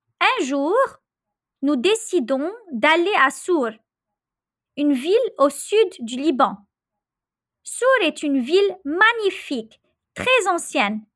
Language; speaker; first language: French; non-native, local second language; Arabic